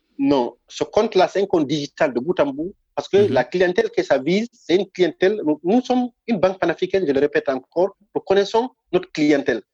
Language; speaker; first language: French; non-native, local second language; Fula